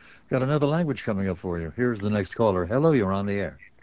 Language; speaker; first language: English; native; English